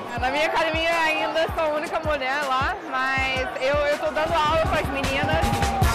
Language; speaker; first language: Portuguese; non-native, fluent; English